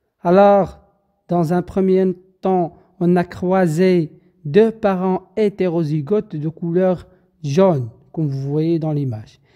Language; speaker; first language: French; non-native, local second language; Arabic